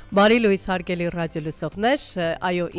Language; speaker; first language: Armenian; native; Armenian